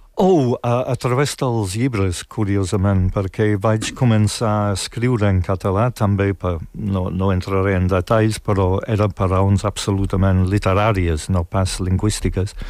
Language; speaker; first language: Catalan; non-native, fluent; English